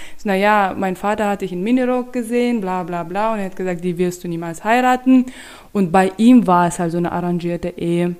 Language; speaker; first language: German; non-native, fluent; Turkmen